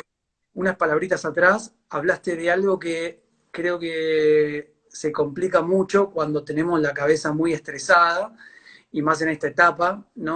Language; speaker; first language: Spanish; native; Spanish